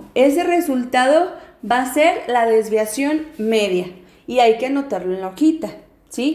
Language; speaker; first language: Spanish; native; Spanish